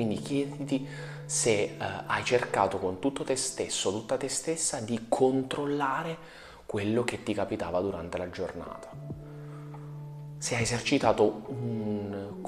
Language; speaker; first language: Italian; native; Italian